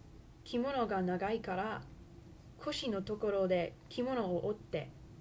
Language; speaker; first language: Japanese; non-native, learner; English